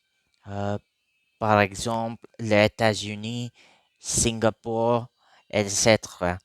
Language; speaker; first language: French; non-native, learner; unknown